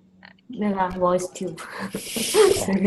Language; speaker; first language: Chinese; native; Chinese